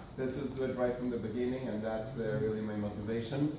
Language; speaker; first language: English; non-native, fluent; Spanish